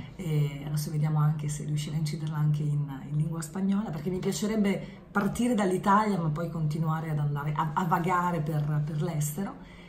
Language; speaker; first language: Italian; native; Italian